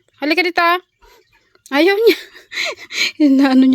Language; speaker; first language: Filipino; native; Filipino